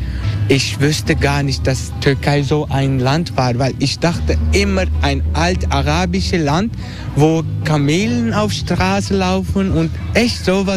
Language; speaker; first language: German; non-native, learner; Turkish